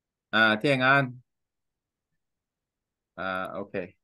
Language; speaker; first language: Vietnamese; non-native, learner; Korean